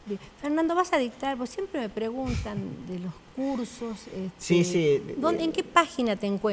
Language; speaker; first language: Spanish; native; Spanish